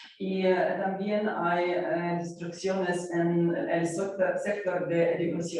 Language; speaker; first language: Spanish; non-native, learner; Ukrainian